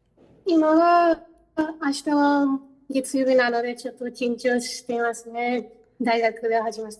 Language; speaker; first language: Japanese; non-native, learner; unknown